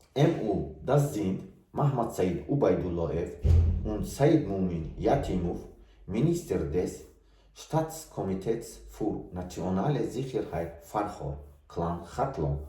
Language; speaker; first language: German; non-native, learner; Tajik